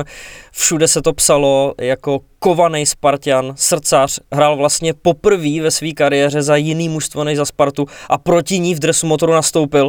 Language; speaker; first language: Czech; native; Czech